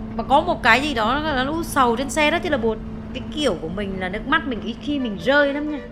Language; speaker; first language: Vietnamese; native; Vietnamese